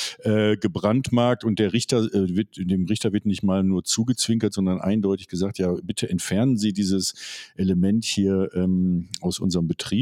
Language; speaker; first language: German; native; German